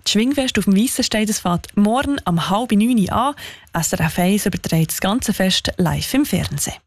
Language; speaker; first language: German; native; German